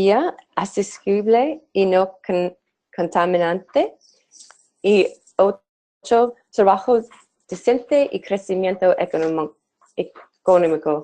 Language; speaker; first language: Spanish; non-native, fluent; English